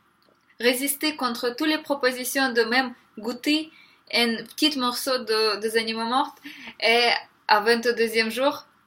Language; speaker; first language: French; non-native, learner; Ukrainian